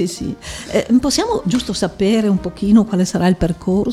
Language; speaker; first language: Italian; native; Italian